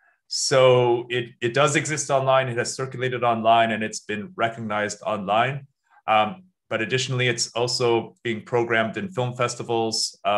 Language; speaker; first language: English; native; English